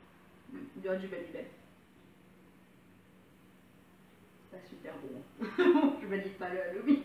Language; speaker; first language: French; native; French